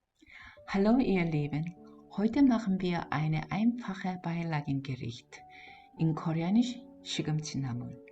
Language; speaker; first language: German; non-native, learner; Korean